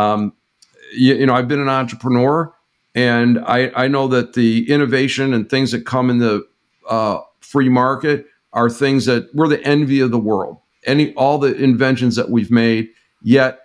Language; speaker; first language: English; native; English